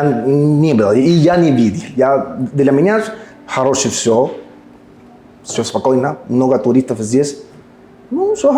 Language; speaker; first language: Russian; non-native, learner; Spanish